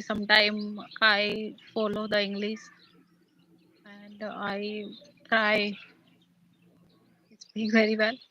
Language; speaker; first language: English; non-native, learner; Hindi